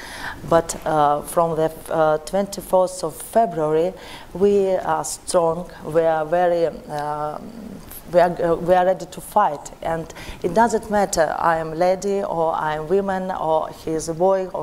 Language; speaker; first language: English; non-native, learner; Ukrainian